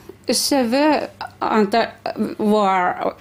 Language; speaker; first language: French; non-native, learner; Finnish